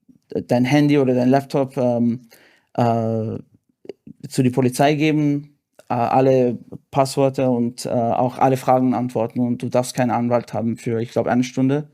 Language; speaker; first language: German; non-native, fluent; English